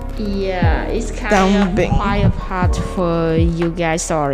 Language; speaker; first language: English; non-native, learner; Vietnamese